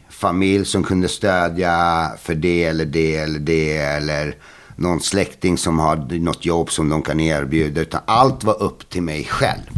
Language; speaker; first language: Swedish; early bilingual, other home language; Bosnian